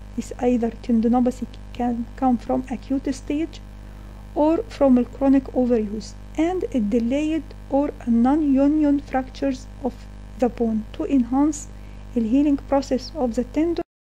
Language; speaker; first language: English; non-native, fluent; Arabic